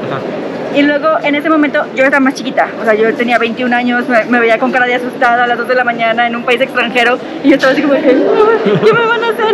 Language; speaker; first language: Spanish; native; Spanish